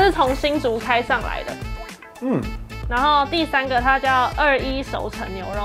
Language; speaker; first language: Chinese; native; Chinese